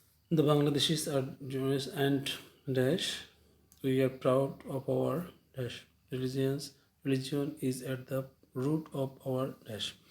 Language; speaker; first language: English; non-native, local second language; Bangla